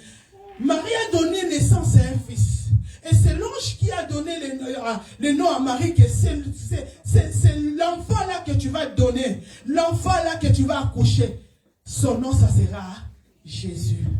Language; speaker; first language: French; non-native, local second language; Lingala